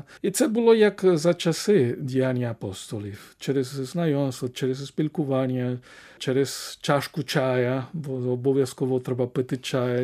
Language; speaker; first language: Ukrainian; non-native, fluent; Spanish